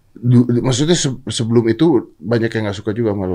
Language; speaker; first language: Indonesian; native; Indonesian